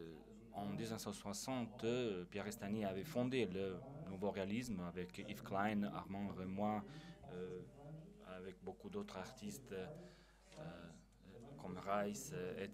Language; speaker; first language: French; non-native, fluent; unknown